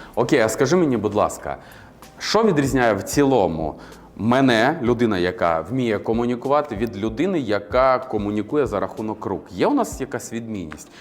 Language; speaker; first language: Ukrainian; native; Ukrainian